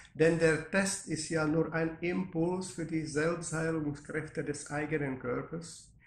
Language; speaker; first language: German; non-native, fluent; Czech